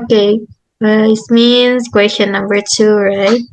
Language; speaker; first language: English; non-native, learner; Indonesian